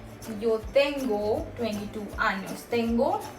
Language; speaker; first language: Spanish; non-native, fluent; Hindi